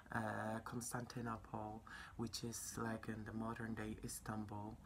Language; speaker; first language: English; non-native, fluent; Polish